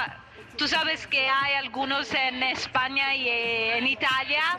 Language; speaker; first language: Spanish; non-native, fluent; Italian